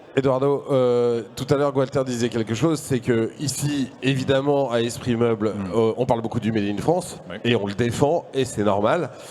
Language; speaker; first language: French; native; French